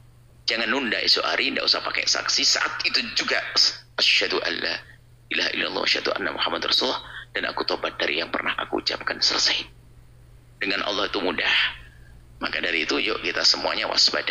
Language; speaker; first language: Indonesian; native; Indonesian